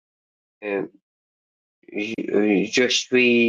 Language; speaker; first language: French; non-native, learner; Bangla